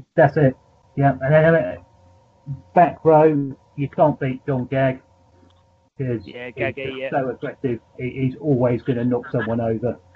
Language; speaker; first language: English; native; English